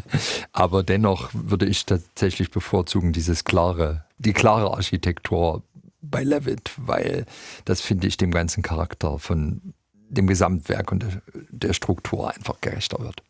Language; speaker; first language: German; native; German